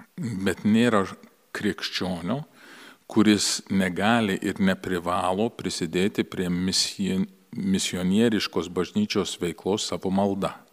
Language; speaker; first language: Lithuanian; early bilingual, heritage; Lithuanian